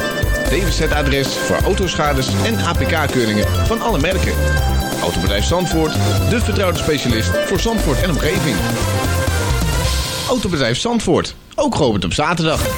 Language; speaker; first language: Dutch; native; Dutch